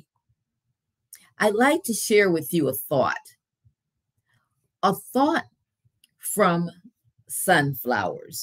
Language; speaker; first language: English; native; English